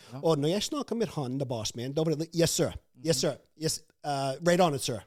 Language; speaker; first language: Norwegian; non-native, fluent; English